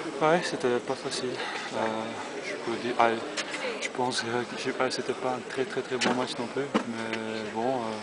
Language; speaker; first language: French; non-native, learner; Dutch